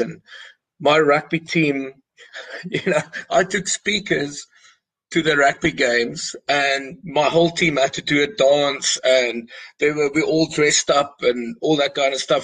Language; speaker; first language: English; non-native, local second language; Afrikaans